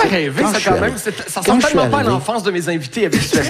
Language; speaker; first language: French; native; French